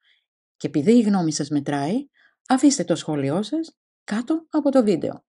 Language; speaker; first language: Greek; native; Greek